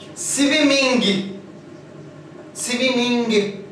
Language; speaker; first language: English; non-native, fluent; Turkish